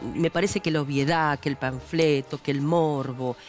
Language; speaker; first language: Spanish; native; Spanish